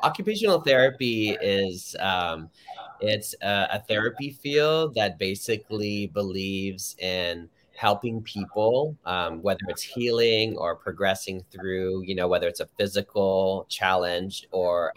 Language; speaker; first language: English; native; English